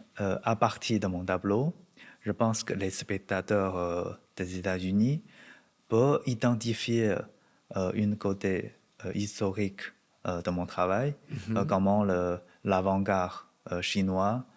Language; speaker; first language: French; non-native, learner; Chinese